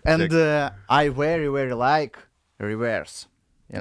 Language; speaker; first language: English; non-native, learner; Russian